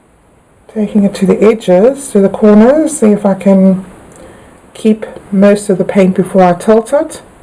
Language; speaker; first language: English; native; English